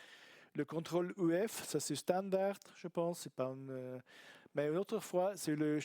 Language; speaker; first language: French; non-native, learner; Italian